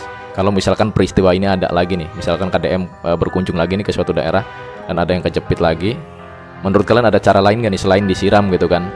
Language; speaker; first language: Indonesian; native; Indonesian